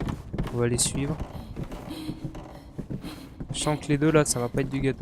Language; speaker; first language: French; native; French